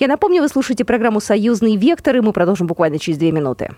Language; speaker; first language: Russian; native; Russian